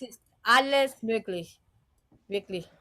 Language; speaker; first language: German; non-native, fluent; Filipino